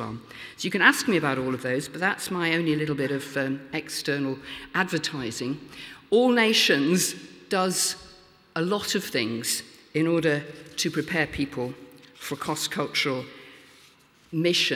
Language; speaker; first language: English; native; English